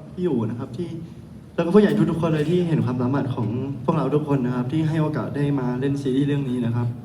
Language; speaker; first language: Thai; native; Thai